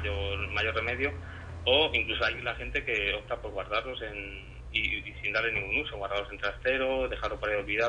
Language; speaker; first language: Spanish; native; Spanish